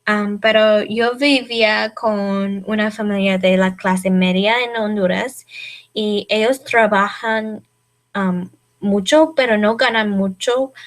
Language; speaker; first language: Spanish; non-native, learner; English